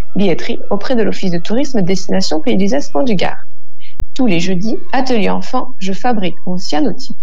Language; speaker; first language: French; native; French